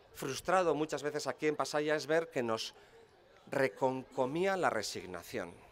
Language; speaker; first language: Spanish; native; Spanish